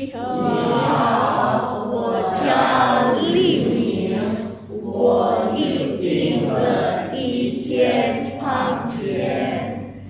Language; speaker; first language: Chinese; non-native, learner; Indonesian